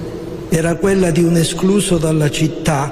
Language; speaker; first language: Italian; native; Italian